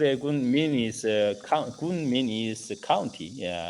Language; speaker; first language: English; non-native, learner; Korean